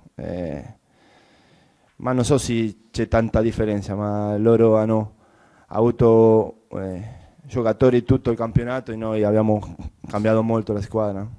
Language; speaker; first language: Italian; non-native, learner; Spanish